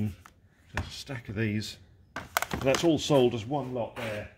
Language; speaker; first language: English; native; English